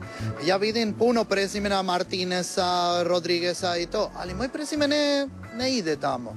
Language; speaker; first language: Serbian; non-native, learner; Spanish